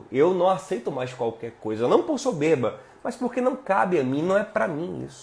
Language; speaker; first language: Portuguese; native; Portuguese